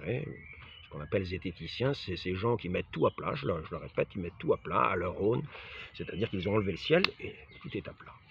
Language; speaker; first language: French; native; French